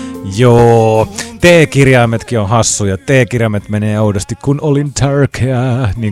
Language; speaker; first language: Finnish; native; Finnish